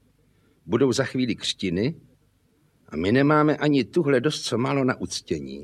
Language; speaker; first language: Czech; native; Czech